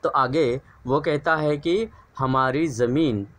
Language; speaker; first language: Hindi; non-native, local second language; Marathi